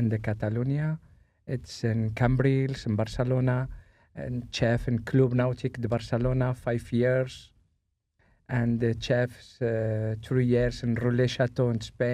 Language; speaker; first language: English; non-native, learner; Spanish